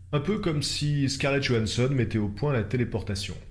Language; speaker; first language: French; native; French